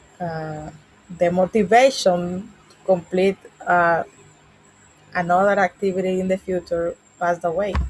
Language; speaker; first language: English; non-native, learner; Spanish